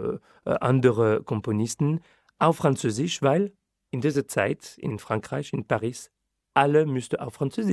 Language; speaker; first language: German; non-native, fluent; French